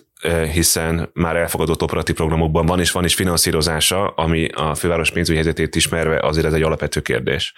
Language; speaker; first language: Hungarian; native; Hungarian